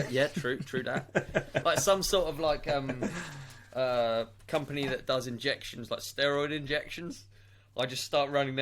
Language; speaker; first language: English; native; English